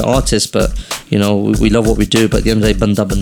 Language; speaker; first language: English; native; English